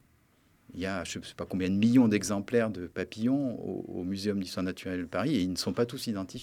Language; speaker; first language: French; native; French